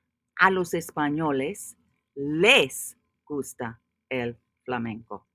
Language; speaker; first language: Spanish; non-native, fluent; English